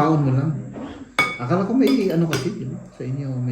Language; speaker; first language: Filipino; native; Filipino